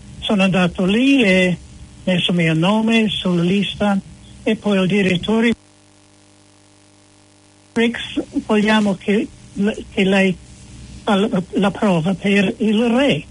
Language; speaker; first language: Italian; non-native, fluent; English